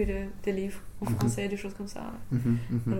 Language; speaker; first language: French; non-native, fluent; English